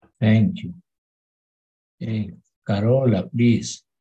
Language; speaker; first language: English; non-native, learner; Spanish